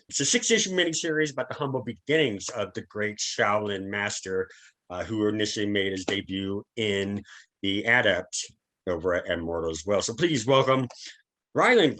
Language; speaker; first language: English; native; English